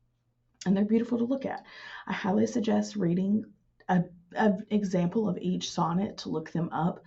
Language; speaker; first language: English; native; English